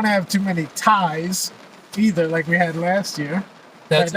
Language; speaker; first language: English; native; English